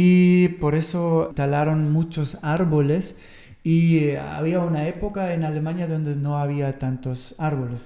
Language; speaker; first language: Spanish; non-native, fluent; German